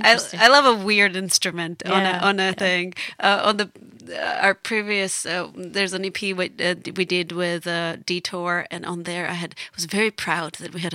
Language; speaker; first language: English; non-native, fluent; Georgian